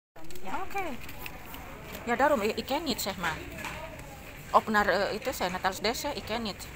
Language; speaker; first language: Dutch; non-native, learner; Indonesian